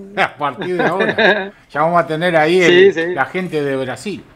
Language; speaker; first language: Spanish; native; Spanish